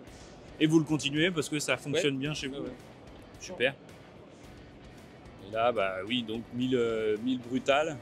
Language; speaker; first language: French; native; French